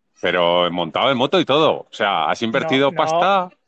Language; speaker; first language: Spanish; native; Spanish